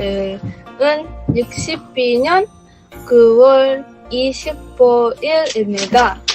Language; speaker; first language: Korean; non-native, learner; English